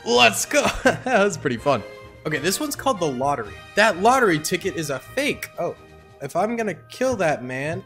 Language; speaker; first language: English; native; English